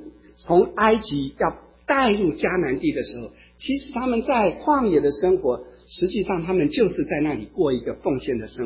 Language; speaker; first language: Chinese; native; Chinese